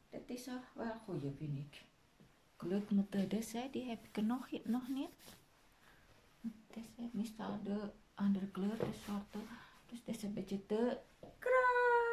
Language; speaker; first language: Dutch; non-native, learner; Indonesian